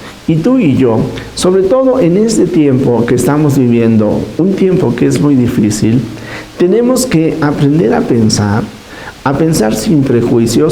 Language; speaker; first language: Spanish; native; Spanish